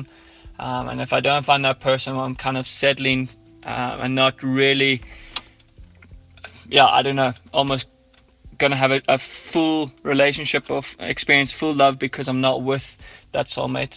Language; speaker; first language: English; native; English